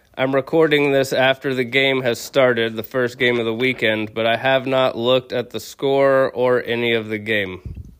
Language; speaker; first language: English; native; English